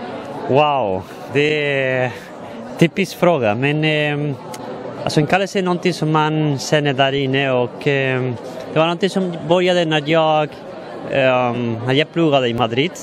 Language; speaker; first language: Swedish; non-native, fluent; Spanish